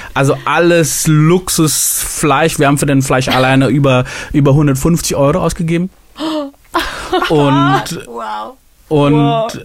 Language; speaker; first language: German; non-native, fluent; Indonesian